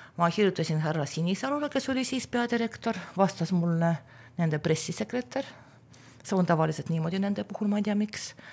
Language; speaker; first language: Estonian; non-native, local second language; Russian